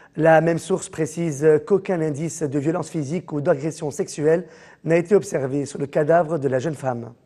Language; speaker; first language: French; non-native, local second language; Arabic